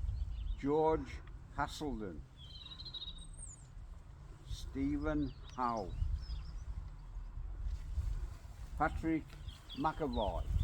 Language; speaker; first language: English; native; English